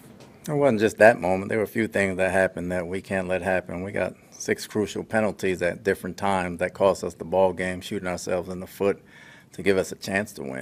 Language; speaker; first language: English; native; English